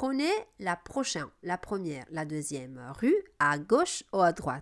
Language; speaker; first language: French; non-native, fluent; Italian